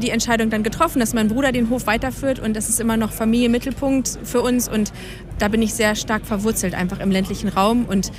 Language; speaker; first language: German; native; German